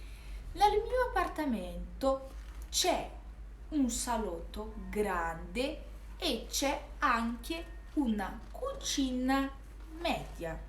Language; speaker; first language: Italian; non-native, fluent; Portuguese